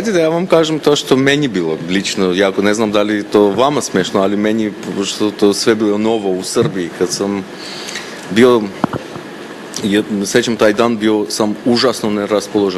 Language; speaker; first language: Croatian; non-native, fluent; Armenian